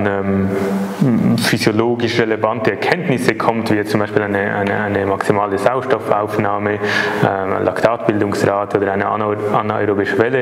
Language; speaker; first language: German; native; German